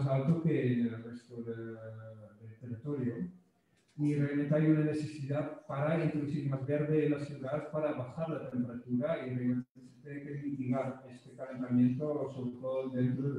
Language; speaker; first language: Spanish; non-native, fluent; Dutch